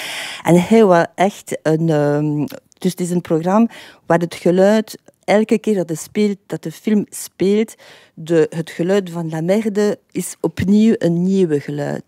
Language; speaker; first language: Dutch; non-native, fluent; French